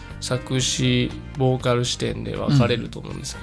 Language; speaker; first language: Japanese; native; Japanese